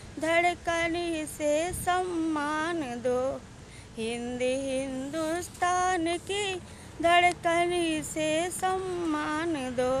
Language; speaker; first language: Hindi; native; Hindi